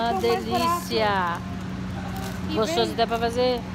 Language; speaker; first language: Portuguese; native; Portuguese